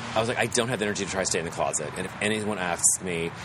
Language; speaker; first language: English; native; English